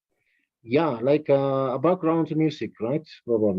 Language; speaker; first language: English; non-native, fluent; Spanish